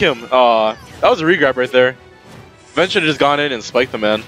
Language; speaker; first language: English; native; English